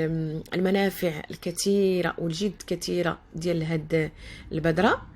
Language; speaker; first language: Arabic; native; Arabic